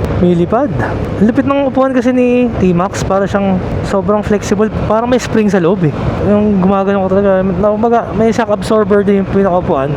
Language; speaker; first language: Filipino; native; Filipino